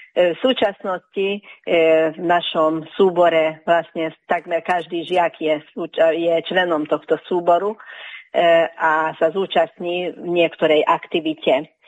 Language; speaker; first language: Slovak; early bilingual, heritage; Hungarian